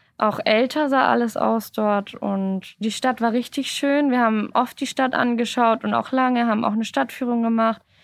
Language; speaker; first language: German; native; German